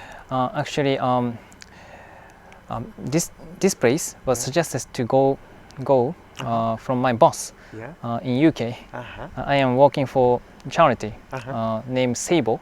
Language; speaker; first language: English; non-native, fluent; Japanese